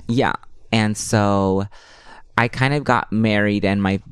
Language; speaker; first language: English; early bilingual, other home language; Spanish